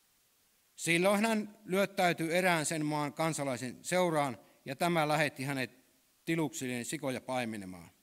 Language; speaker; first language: Finnish; native; Finnish